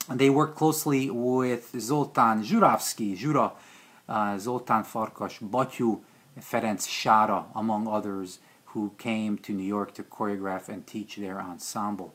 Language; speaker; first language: English; early bilingual, other home language; Hungarian